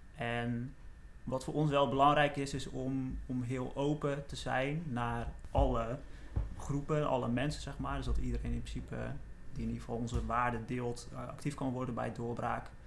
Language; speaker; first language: Dutch; native; Dutch